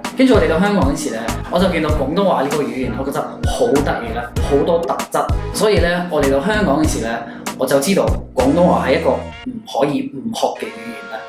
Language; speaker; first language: Cantonese; non-native, fluent; English